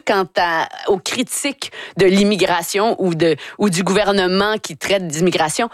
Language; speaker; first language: French; native; French